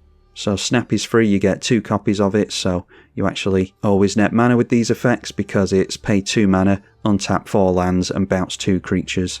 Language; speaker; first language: English; native; English